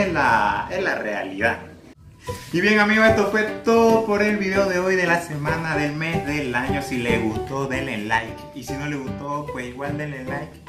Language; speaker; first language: Spanish; native; Spanish